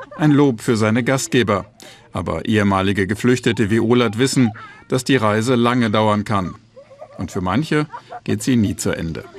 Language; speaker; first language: German; native; German